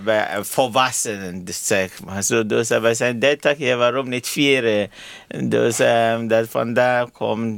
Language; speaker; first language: Dutch; non-native, learner; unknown